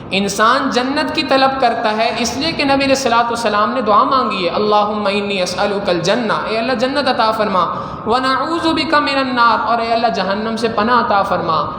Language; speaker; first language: Urdu; native; Urdu